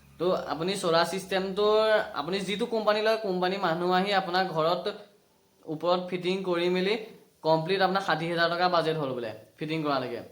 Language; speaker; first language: Assamese; native; Assamese